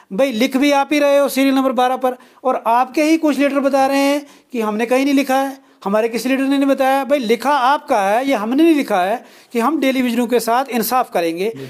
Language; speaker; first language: Hindi; non-native, local second language; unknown